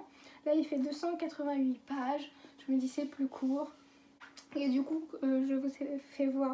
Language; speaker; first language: French; native; French